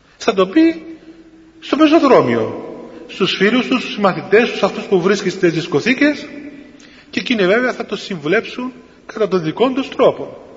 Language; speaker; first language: Greek; native; Greek